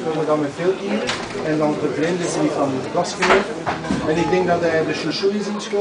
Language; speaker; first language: Dutch; non-native, local second language; French